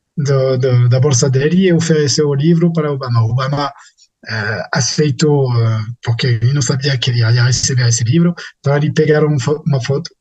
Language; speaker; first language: Portuguese; non-native, fluent; French